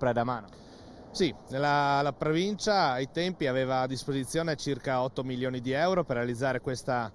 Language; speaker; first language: Italian; native; Italian